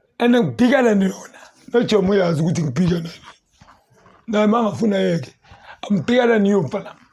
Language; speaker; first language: Zulu; native; Zulu